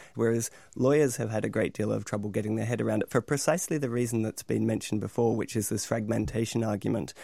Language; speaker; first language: English; native; English